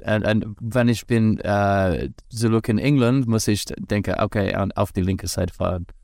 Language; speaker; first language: German; non-native, learner; English